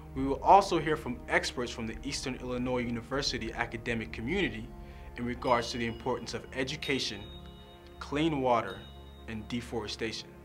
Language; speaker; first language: English; native; English